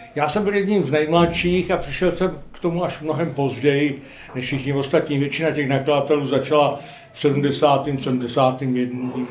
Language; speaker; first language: Czech; non-native, local second language; Polish